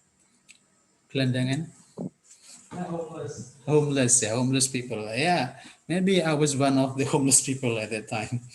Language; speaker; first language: English; non-native, fluent; Indonesian